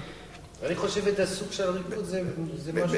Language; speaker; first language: Hebrew; non-native, learner; English